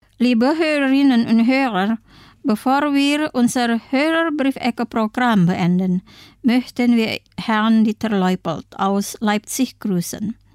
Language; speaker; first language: German; non-native, fluent; Indonesian